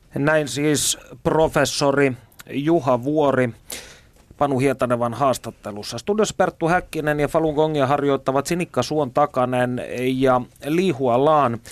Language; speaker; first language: Finnish; native; Finnish